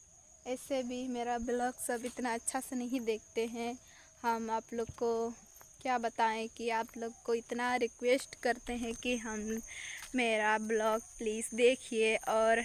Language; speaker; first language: Hindi; non-native, local second language; Santali